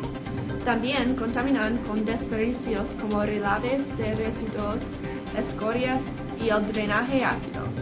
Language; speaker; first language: Spanish; non-native, learner; English